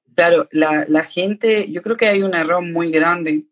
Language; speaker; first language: Spanish; native; Spanish